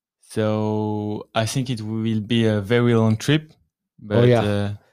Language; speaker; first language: English; non-native, learner; French